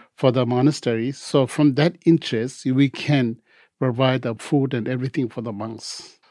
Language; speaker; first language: English; non-native, local second language; Tibetan